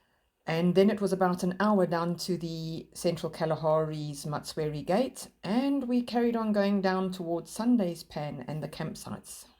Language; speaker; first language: English; native; English